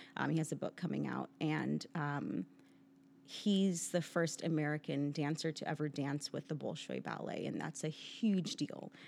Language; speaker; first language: English; native; English